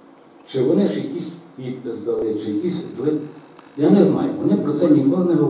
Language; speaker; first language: Ukrainian; native; Ukrainian